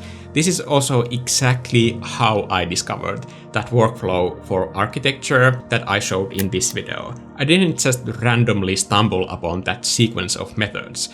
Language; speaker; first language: English; non-native, fluent; Finnish